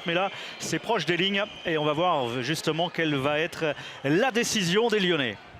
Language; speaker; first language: French; native; French